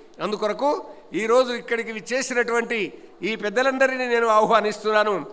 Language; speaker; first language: Telugu; native; Telugu